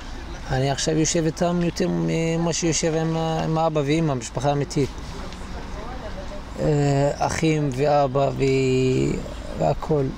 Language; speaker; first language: Hebrew; non-native, local second language; Arabic